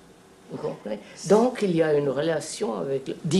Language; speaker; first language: French; non-native, fluent; Telugu